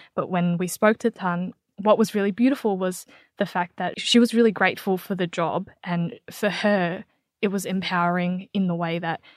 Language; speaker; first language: English; native; English